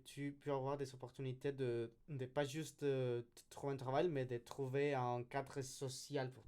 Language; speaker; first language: French; non-native, learner; Spanish